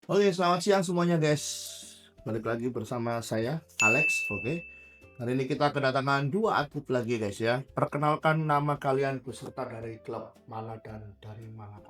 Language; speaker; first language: Indonesian; native; Indonesian